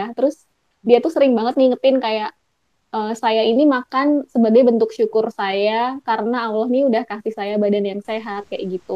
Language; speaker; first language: Indonesian; native; Indonesian